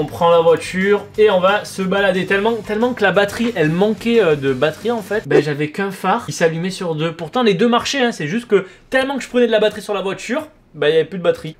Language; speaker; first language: French; native; French